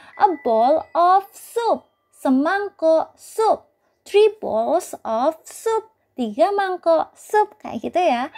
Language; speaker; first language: English; non-native, fluent; Indonesian